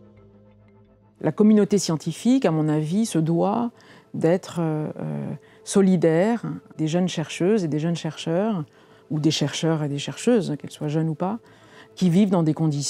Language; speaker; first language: French; native; French